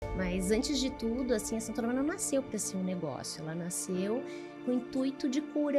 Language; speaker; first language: Portuguese; native; Portuguese